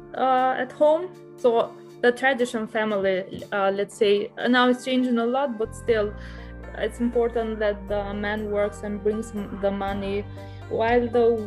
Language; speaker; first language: English; non-native, fluent; Albanian